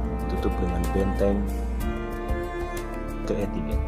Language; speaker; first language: Indonesian; native; Indonesian